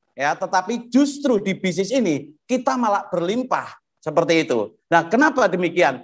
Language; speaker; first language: Indonesian; non-native, local second language; Javanese